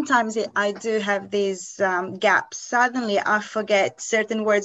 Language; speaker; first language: English; non-native, fluent; Italian